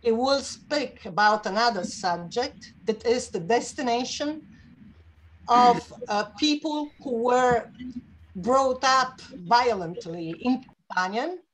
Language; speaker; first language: English; non-native, fluent; Italian